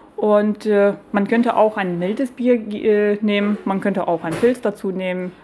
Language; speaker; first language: German; non-native, fluent; Lithuanian